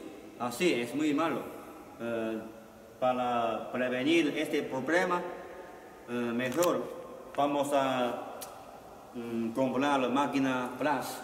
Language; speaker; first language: Spanish; non-native, learner; Chinese